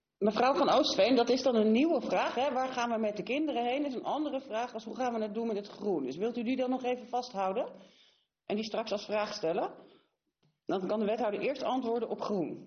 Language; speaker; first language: Dutch; native; Dutch